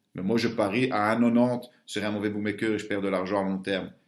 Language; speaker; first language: French; native; French